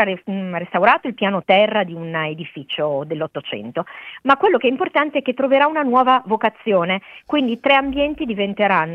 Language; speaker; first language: Italian; native; Italian